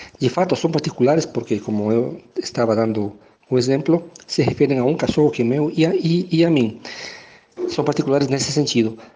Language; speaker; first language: Portuguese; non-native, fluent; Spanish